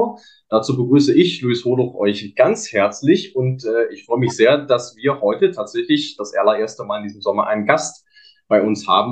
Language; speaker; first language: German; native; German